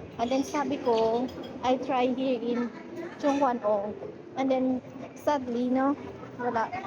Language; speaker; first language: English; non-native, learner; Filipino